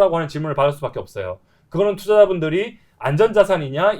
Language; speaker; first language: Korean; native; Korean